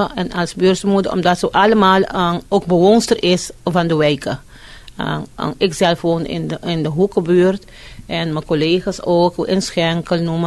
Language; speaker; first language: Dutch; non-native, fluent; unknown